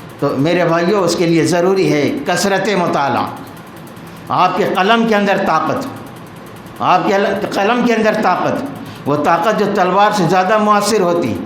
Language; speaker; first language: Urdu; native; Urdu